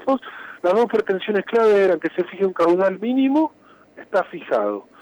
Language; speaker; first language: Spanish; native; Spanish